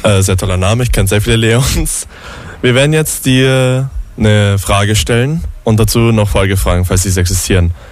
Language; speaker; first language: German; native; German